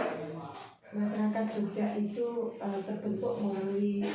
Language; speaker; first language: Indonesian; native; Indonesian